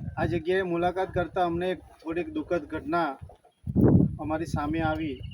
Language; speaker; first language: Gujarati; non-native, local second language; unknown